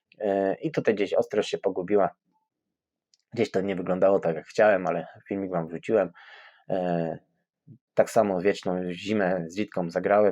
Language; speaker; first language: Polish; native; Polish